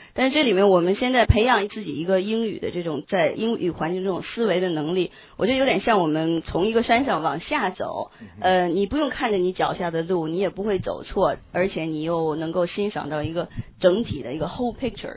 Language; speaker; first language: Chinese; native; Chinese